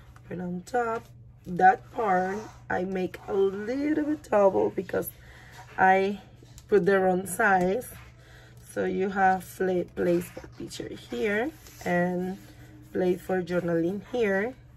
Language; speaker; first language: English; non-native, learner; Spanish